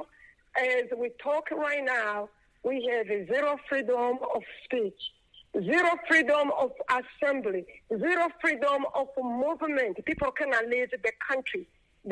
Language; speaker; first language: English; non-native, local second language; Kinyarwanda